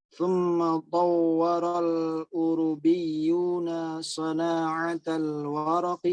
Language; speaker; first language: Arabic; non-native, learner; Indonesian